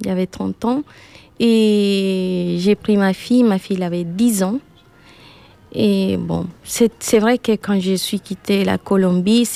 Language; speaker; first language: French; non-native, learner; Spanish